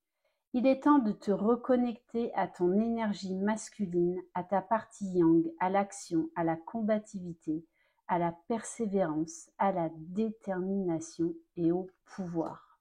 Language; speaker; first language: French; native; French